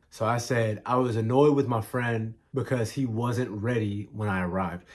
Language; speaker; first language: English; native; English